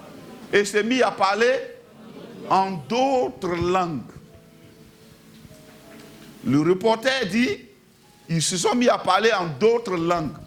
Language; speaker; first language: French; native; French